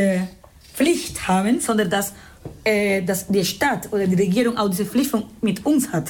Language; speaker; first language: German; non-native, fluent; Spanish